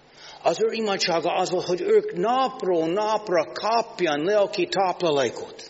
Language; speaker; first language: Hungarian; non-native, learner; English